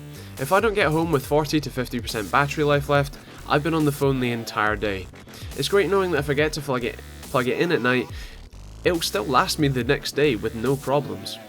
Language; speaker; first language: English; native; English